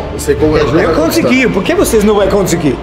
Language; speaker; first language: Portuguese; non-native, fluent; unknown